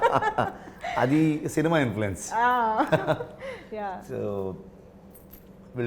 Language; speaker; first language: Telugu; non-native, learner; Kannada